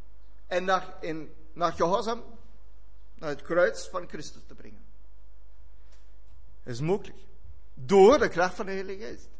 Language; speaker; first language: Dutch; non-native, fluent; German